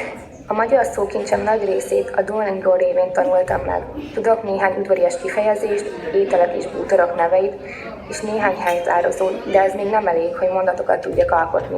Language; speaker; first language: Hungarian; non-native, learner; French